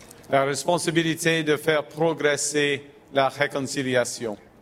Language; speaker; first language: French; non-native, fluent; English